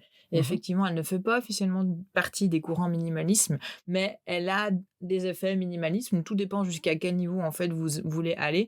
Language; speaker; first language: French; native; French